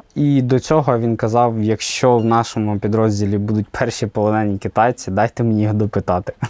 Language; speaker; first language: Ukrainian; native; Ukrainian